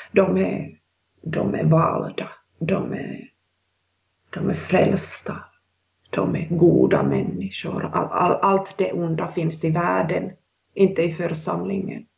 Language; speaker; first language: Swedish; non-native, local second language; Finnish